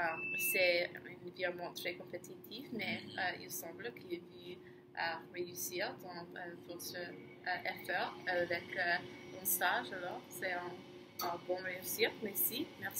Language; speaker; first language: French; non-native, learner; English